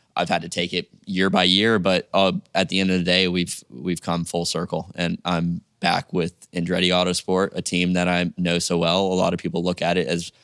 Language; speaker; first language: English; native; English